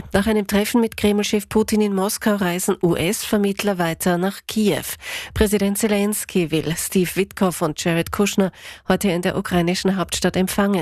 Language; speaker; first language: German; native; German